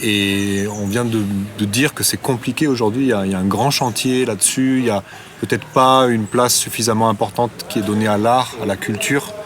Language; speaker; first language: French; native; French